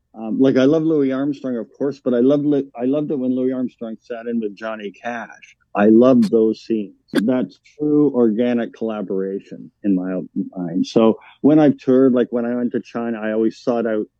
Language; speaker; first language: English; native; English